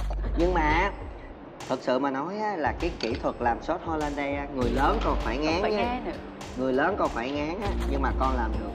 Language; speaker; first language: Vietnamese; native; Vietnamese